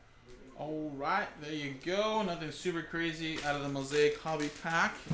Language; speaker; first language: English; native; English